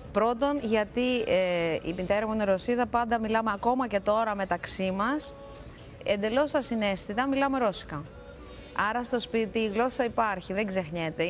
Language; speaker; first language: Greek; early bilingual, other home language; Russian